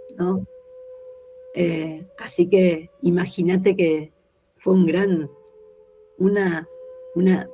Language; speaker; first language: Spanish; native; Spanish